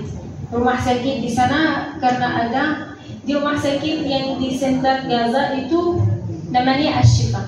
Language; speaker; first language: Indonesian; non-native, fluent; Arabic